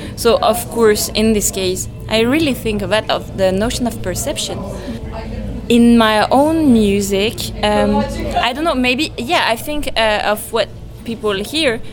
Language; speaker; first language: English; non-native, fluent; French